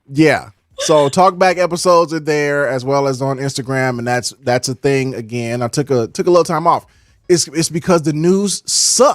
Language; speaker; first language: English; native; English